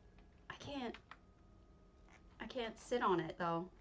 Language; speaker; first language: English; native; English